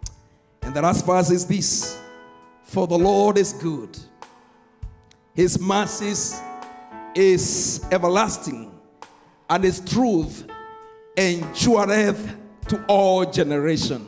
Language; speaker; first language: English; non-native, local second language; Swahili